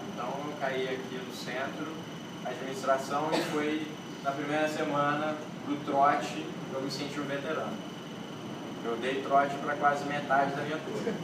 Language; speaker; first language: Portuguese; non-native, local second language; Kabuverdianu